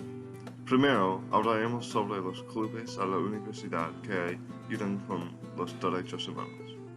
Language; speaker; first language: Spanish; non-native, learner; English